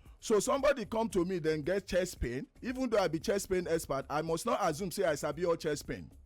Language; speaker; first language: Nigerian Pidgin; native; Nigerian Pidgin